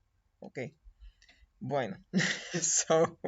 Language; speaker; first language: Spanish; non-native, fluent; English